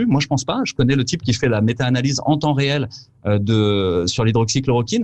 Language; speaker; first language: French; native; French